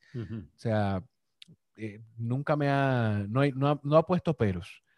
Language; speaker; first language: Spanish; native; Spanish